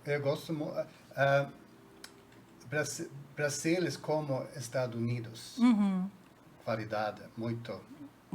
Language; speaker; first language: Portuguese; non-native, learner; Swedish